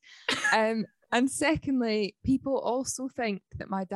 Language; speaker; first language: English; native; English